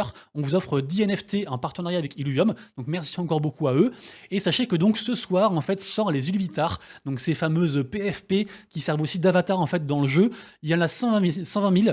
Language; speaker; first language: French; native; French